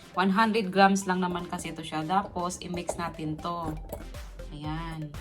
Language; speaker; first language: Filipino; non-native, local second language; Cebuano